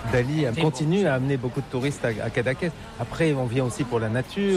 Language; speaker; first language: French; native; French